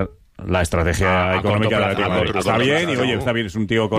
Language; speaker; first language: Spanish; native; Spanish